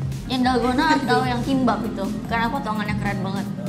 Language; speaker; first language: Indonesian; early bilingual, heritage; Indonesian